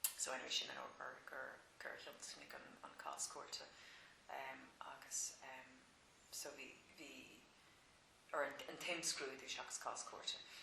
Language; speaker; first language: Irish; non-native, local second language; English